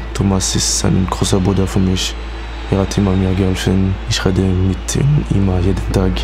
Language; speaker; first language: German; non-native, learner; French